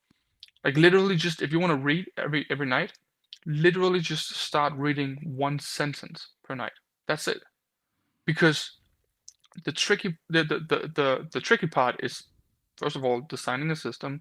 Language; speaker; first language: English; non-native, fluent; Danish